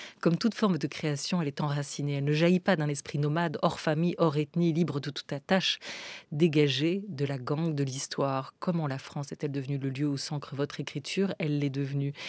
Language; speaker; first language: French; native; French